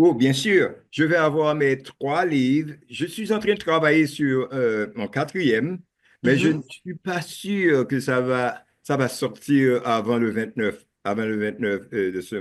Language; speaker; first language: French; non-native, local second language; Haitian Creole